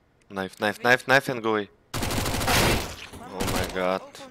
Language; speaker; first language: English; non-native, fluent; Russian